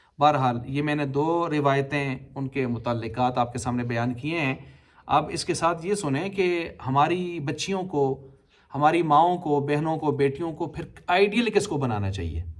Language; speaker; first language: Urdu; non-native, local second language; Punjabi